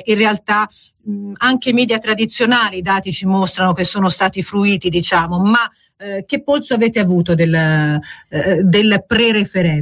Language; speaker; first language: Italian; native; Italian